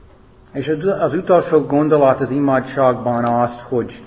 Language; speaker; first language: Hungarian; non-native, fluent; English